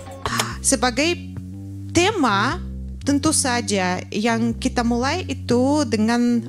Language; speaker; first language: Indonesian; non-native, fluent; Russian